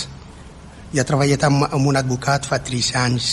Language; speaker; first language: Catalan; non-native, fluent; Berber languages